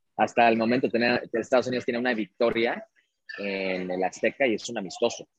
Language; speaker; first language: Spanish; early bilingual, heritage; Spanish